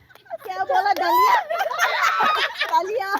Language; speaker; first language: Hindi; non-native, local second language; Rongmei Naga